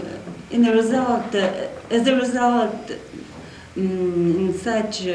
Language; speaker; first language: English; non-native, learner; Russian